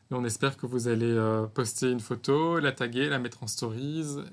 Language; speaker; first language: French; native; French